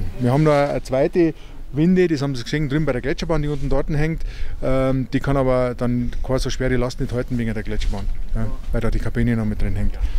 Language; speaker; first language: German; native; German